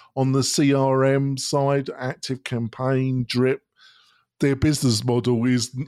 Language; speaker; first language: English; native; English